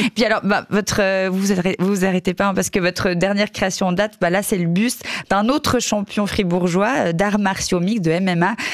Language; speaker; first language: French; native; French